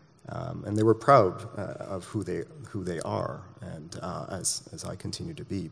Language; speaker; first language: English; native; English